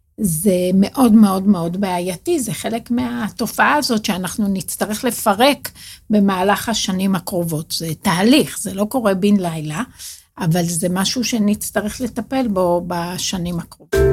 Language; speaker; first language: Hebrew; native; Hebrew